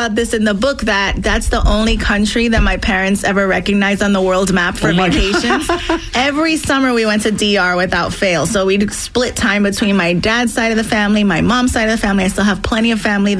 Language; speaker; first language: English; non-native, local second language; Spanish